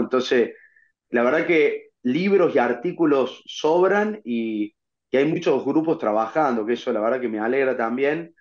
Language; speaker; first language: Spanish; native; Spanish